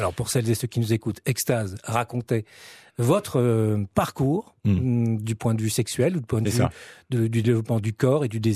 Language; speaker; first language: French; native; French